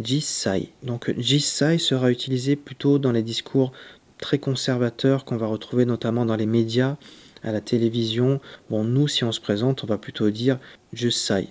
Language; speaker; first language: French; native; French